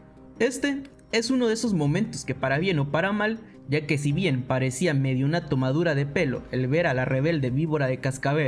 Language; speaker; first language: Spanish; native; Spanish